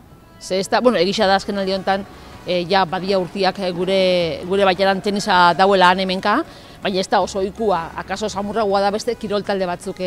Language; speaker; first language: Basque; native; Basque